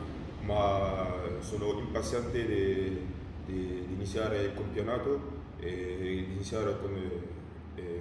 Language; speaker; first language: Italian; non-native, learner; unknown